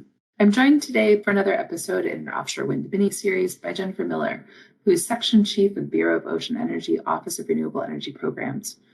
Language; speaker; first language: English; native; English